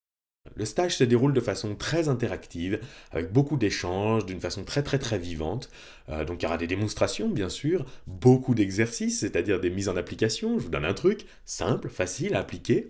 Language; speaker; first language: French; native; French